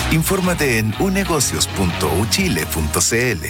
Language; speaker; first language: Spanish; native; Spanish